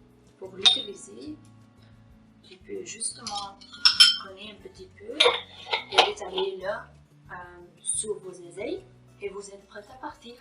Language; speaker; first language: French; non-native, fluent; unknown